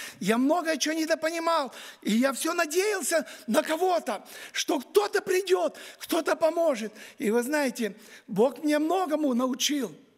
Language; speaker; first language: Russian; native; Russian